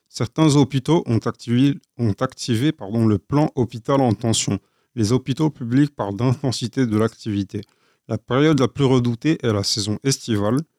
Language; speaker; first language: French; native; French